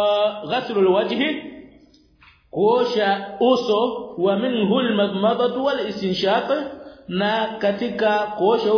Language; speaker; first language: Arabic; non-native, fluent; Swahili